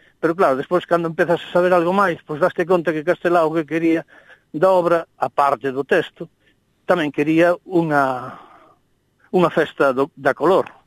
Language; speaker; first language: Galician; non-native, local second language; Spanish